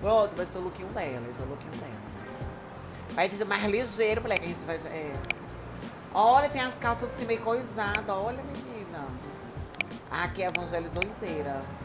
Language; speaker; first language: Portuguese; native; Portuguese